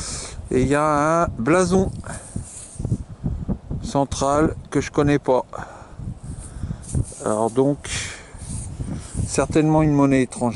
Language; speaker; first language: French; native; French